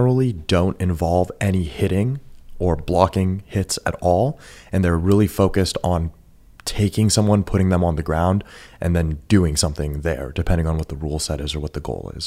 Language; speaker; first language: English; early bilingual, other home language; Persian